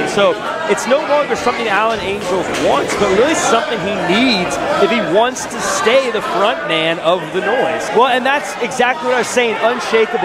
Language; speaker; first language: English; native; English